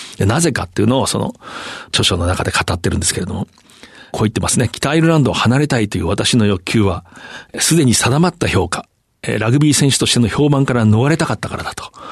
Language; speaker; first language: Japanese; native; Japanese